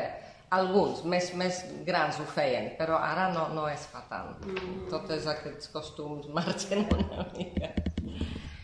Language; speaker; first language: Catalan; non-native, fluent; Polish